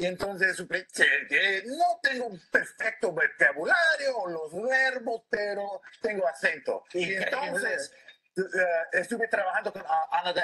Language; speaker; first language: Spanish; non-native, learner; English